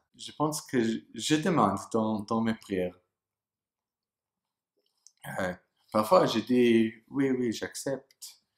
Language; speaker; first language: French; non-native, learner; English